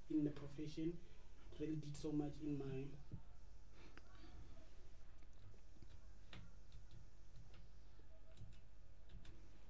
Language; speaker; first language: English; non-native, local second language; Venda